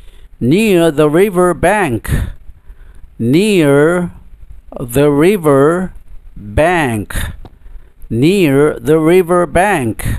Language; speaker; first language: English; non-native, fluent; Indonesian